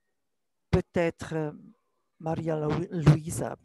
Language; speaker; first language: French; non-native, local second language; German